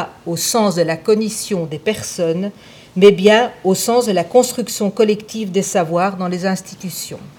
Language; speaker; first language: French; native; French